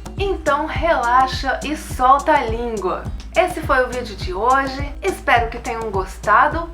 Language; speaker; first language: Portuguese; native; Portuguese